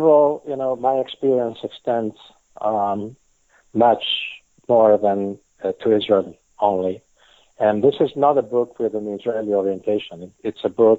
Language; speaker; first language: English; non-native, fluent; Italian